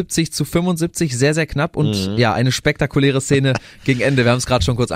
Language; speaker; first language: German; native; German